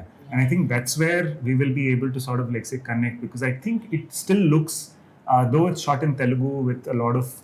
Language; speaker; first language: English; non-native, local second language; Kannada